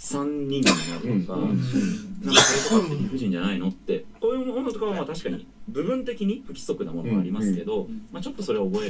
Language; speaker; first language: Japanese; native; Japanese